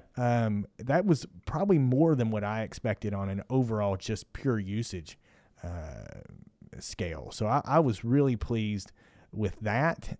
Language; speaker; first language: English; native; English